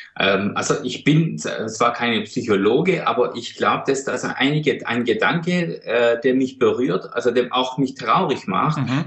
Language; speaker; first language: German; non-native, fluent; Persian